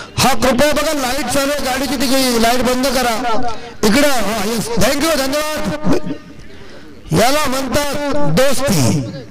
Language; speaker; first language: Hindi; non-native, local second language; Marathi